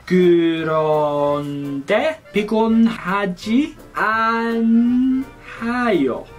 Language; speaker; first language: Korean; non-native, learner; English